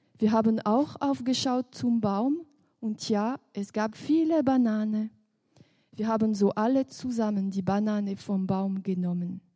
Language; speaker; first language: German; non-native, local second language; French